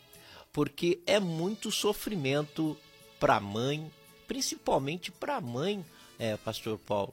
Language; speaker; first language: Portuguese; native; Portuguese